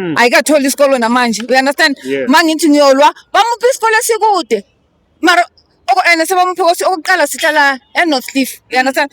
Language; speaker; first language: Zulu; native; Zulu